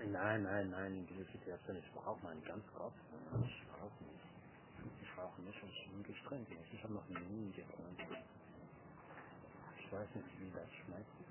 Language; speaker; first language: German; non-native, learner; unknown